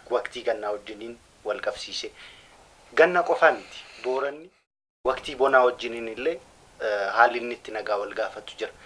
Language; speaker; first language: Oromo; native; Oromo